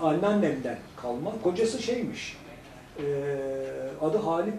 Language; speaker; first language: Turkish; native; Turkish